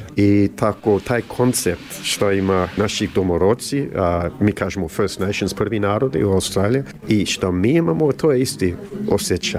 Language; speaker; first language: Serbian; early bilingual, heritage; Croatian